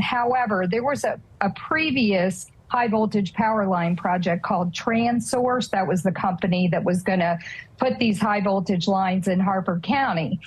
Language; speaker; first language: English; native; English